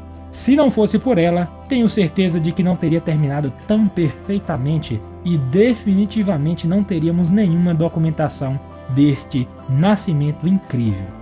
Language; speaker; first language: Portuguese; native; Portuguese